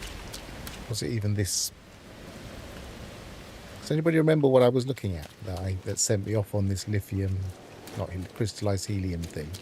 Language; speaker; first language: English; native; English